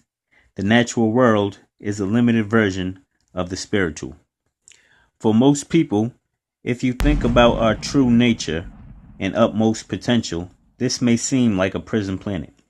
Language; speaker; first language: English; native; English